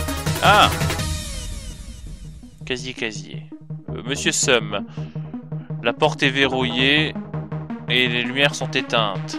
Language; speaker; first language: French; native; French